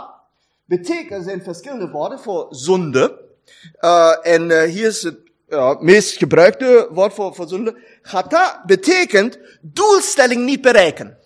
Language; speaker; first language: German; non-native, learner; Dutch